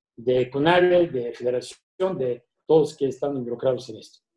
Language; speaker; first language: Spanish; non-native, fluent; Bulgarian